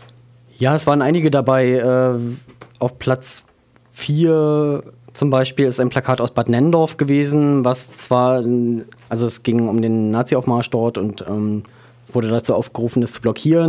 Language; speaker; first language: German; native; German